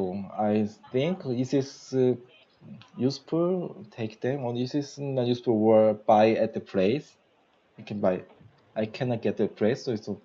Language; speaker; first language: English; non-native, learner; Korean